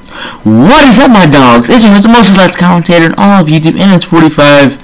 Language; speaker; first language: English; native; English